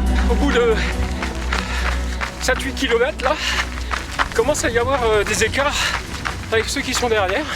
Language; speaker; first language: French; native; French